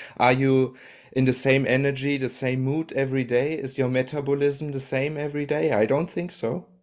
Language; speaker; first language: English; non-native, fluent; German